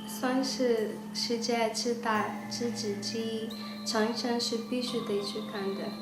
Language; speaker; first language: Chinese; non-native, learner; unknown